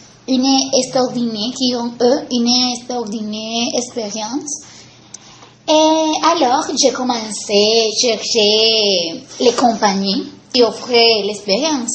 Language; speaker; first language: French; non-native, learner; Spanish